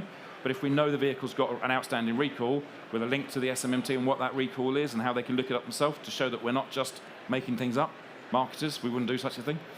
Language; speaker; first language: English; native; English